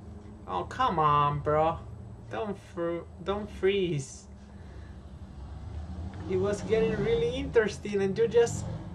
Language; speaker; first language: English; non-native, fluent; Spanish